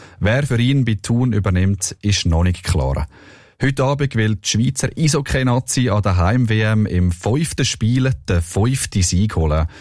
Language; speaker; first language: German; native; German